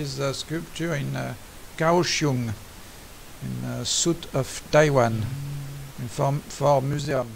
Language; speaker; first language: English; non-native, learner; French